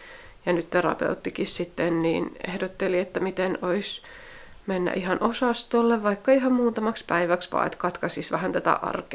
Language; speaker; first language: Finnish; native; Finnish